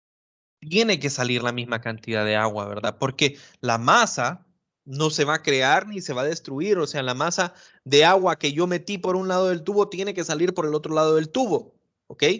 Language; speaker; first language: Spanish; native; Spanish